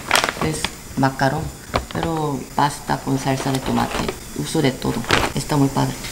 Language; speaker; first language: Spanish; non-native, fluent; Korean